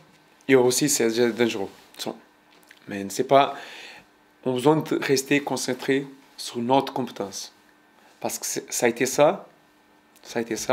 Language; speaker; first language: French; non-native, fluent; Portuguese